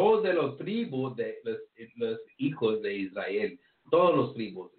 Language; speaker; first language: Spanish; early bilingual, heritage; English